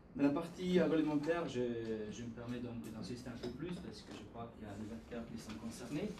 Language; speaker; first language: French; native; French